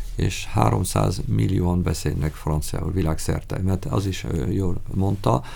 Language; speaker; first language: Hungarian; non-native, fluent; French